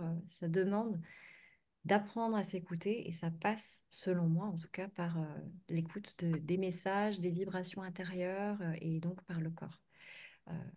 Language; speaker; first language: French; native; French